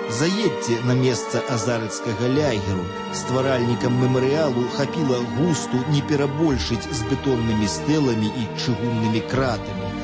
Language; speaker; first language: Belarusian; native; Belarusian